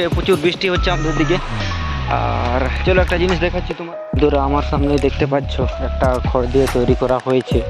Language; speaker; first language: Bangla; non-native, local second language; Santali